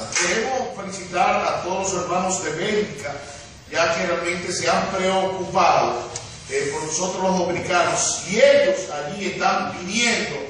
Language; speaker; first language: Spanish; native; Spanish